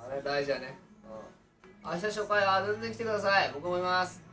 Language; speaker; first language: Japanese; native; Japanese